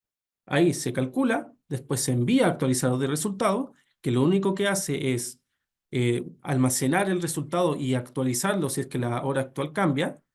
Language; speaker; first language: Spanish; native; Spanish